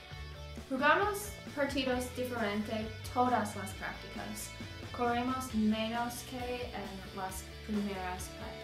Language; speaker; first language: Spanish; non-native, learner; English